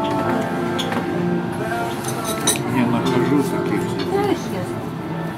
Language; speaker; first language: Russian; non-native, local second language; Lithuanian